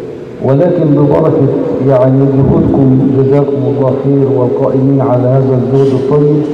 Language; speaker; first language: Arabic; native; Arabic